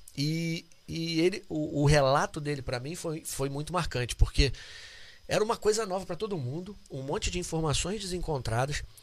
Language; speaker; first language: Portuguese; native; Portuguese